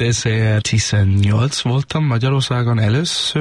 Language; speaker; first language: Hungarian; non-native, learner; Danish